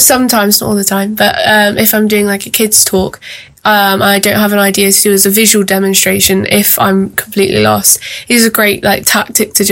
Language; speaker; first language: English; native; English